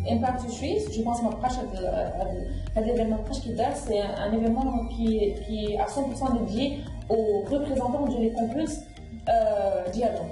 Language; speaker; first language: French; non-native, local second language; Arabic